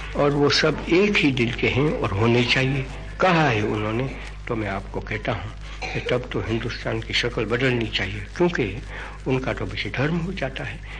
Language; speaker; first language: Hindi; non-native, local second language; Gujarati